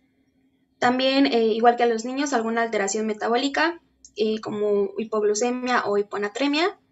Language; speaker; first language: Spanish; native; Spanish